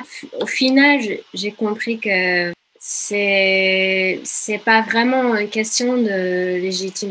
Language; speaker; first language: French; non-native, fluent; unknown